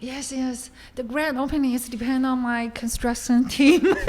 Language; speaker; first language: English; non-native, learner; Chinese